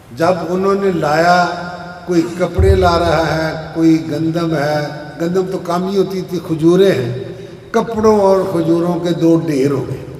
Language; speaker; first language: Urdu; non-native, local second language; Punjabi